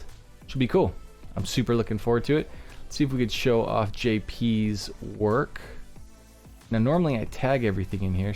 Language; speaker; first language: English; native; English